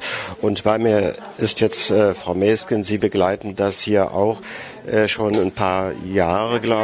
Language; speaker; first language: German; native; German